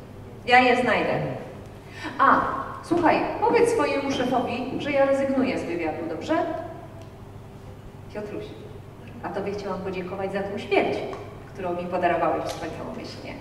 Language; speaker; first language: Polish; native; Polish